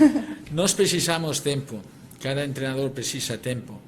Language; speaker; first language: Portuguese; non-native, learner; Spanish